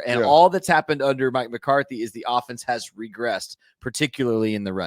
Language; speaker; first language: English; native; English